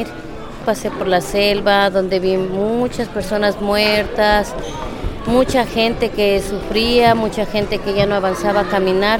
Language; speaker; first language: Spanish; native; Spanish